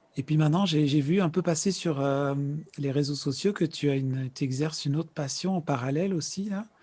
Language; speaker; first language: French; native; French